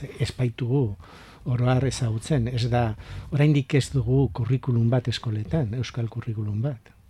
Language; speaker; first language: Basque; non-native, local second language; Spanish